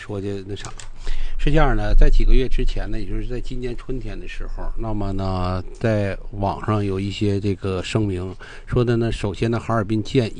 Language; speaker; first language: Chinese; native; Chinese